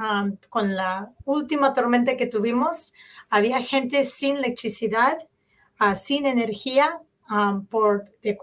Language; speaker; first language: Spanish; early bilingual, heritage; Spanish